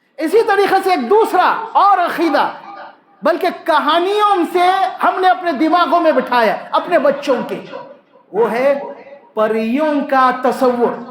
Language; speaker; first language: Urdu; native; Urdu